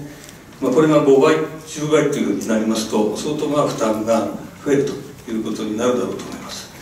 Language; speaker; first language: Japanese; native; Japanese